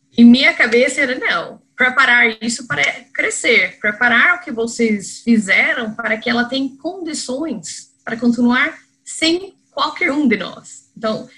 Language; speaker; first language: Portuguese; non-native, fluent; English